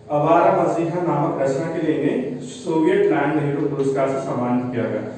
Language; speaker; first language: Hindi; non-native, local second language; Telugu